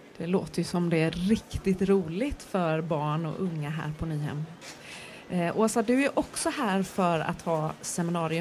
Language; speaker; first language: Swedish; native; Swedish